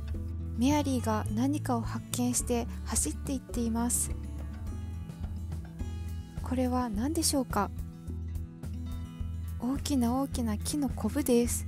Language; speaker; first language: Japanese; non-native, fluent; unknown